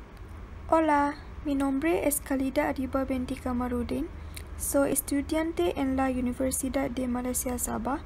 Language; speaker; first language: Spanish; non-native, learner; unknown